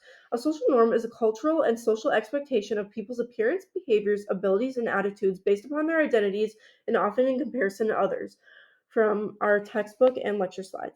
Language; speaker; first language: English; native; English